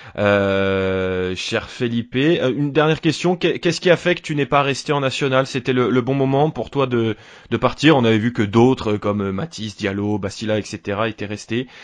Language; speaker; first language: French; native; French